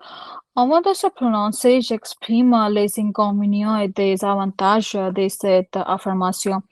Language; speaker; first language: French; non-native, learner; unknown